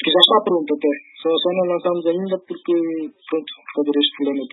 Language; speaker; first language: Portuguese; early bilingual, other home language; Upper Guinea Crioulo